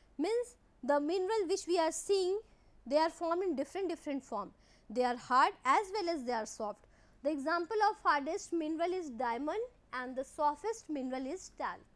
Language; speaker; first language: English; non-native, local second language; Hindi